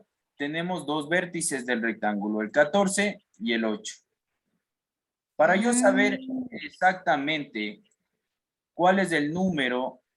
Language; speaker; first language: Spanish; native; Spanish